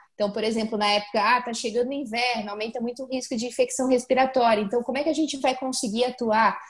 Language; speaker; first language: Portuguese; native; Portuguese